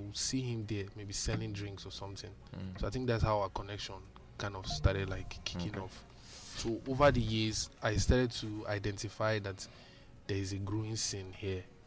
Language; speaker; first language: English; non-native, local second language; Igbo